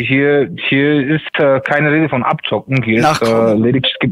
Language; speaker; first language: German; native; German